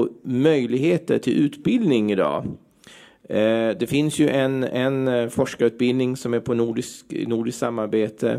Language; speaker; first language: Swedish; native; Swedish